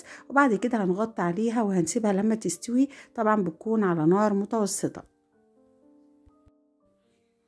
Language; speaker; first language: Arabic; native; Arabic